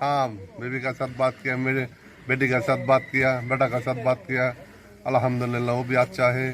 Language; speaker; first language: Hindi; non-native, learner; Bangla